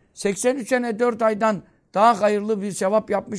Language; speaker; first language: Turkish; native; Turkish